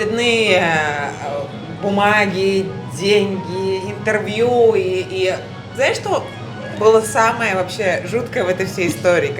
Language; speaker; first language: Russian; native; Russian